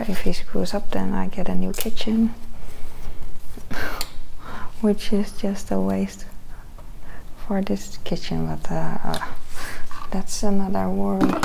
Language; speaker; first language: English; non-native, fluent; Dutch